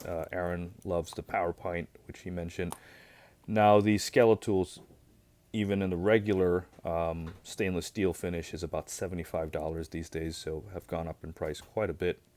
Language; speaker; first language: English; native; English